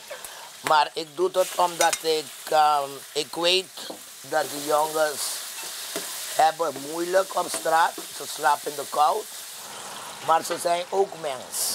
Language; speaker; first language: Dutch; non-native, fluent; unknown